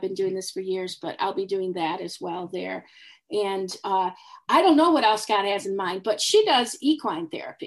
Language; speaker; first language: English; native; English